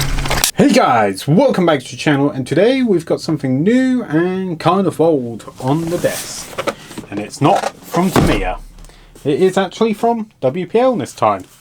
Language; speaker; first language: English; native; English